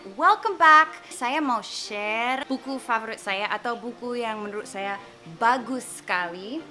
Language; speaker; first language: Indonesian; non-native, fluent; English